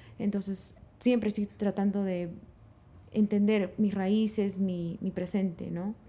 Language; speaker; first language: Spanish; early bilingual, heritage; Spanish